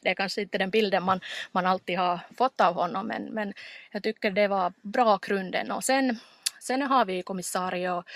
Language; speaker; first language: Swedish; non-native, local second language; Finnish